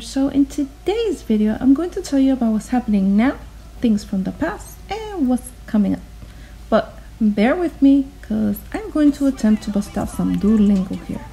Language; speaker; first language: English; native; English